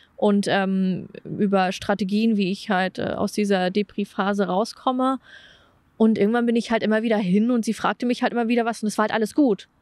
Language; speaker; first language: German; native; German